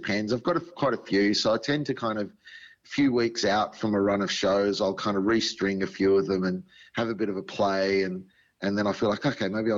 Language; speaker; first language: English; native; English